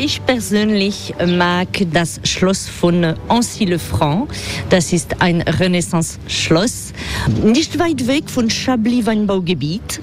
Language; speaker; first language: German; non-native, fluent; French